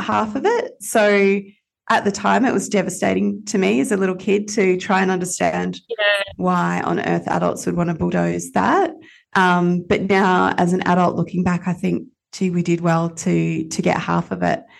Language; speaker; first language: English; native; English